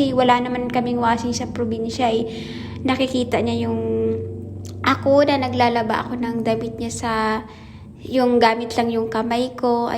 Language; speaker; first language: Filipino; non-native, local second language; Hiligaynon